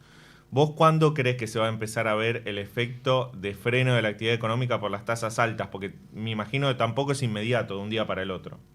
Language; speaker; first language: Spanish; native; Spanish